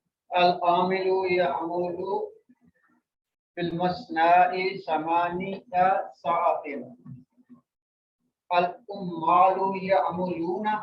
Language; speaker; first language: Arabic; non-native, learner; Urdu